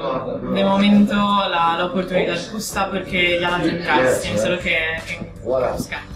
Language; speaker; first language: Spanish; non-native, fluent; Italian